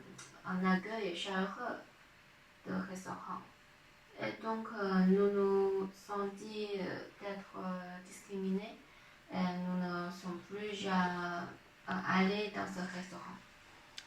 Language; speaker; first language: French; non-native, learner; Chinese